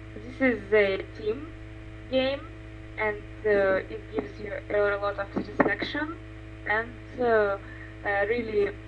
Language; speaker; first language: English; non-native, learner; Russian